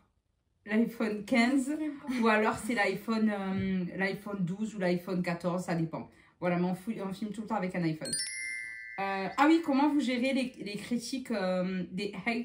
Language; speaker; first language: French; native; French